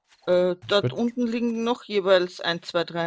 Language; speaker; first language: German; native; German